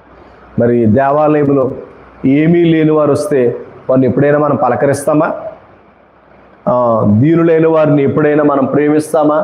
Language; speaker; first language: Telugu; native; Telugu